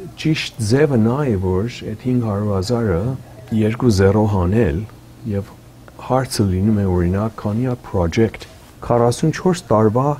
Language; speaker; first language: Armenian; early bilingual, heritage; Armenian